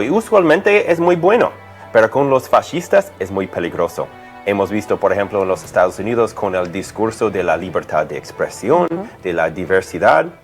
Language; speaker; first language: Spanish; non-native, fluent; English